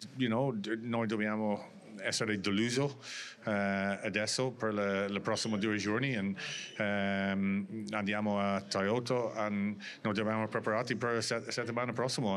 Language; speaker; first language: Italian; non-native, learner; English